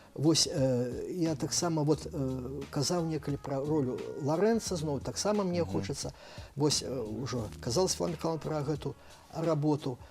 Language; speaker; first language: Belarusian; native; Belarusian